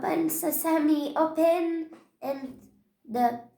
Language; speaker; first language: English; non-native, learner; Turkish